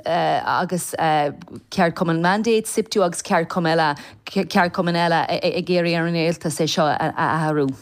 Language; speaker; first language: Irish; non-native, local second language; English